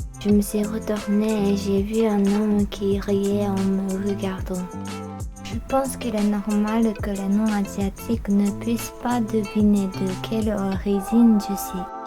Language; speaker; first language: French; non-native, learner; Japanese